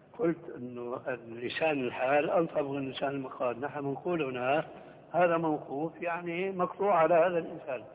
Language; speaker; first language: Arabic; early bilingual, other home language; Albanian